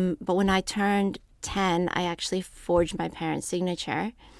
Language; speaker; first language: English; native; English